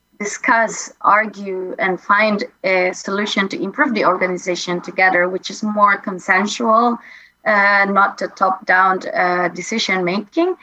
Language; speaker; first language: English; non-native, fluent; Indonesian